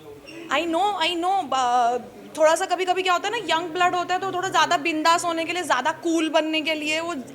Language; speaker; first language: Hindi; native; Hindi